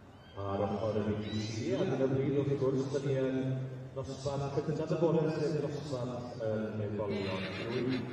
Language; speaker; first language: Welsh; native; Welsh